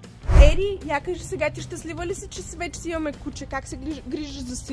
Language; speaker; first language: Bulgarian; native; Bulgarian